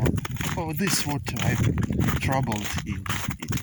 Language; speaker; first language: English; non-native, learner; Ukrainian